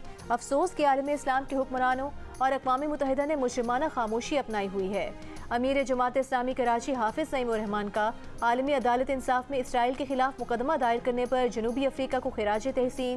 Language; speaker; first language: Urdu; native; Urdu